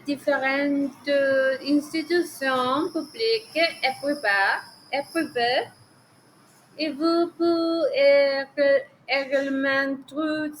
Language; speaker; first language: French; non-native, learner; Spanish